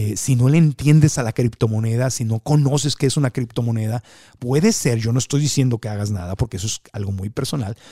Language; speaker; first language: Spanish; native; Spanish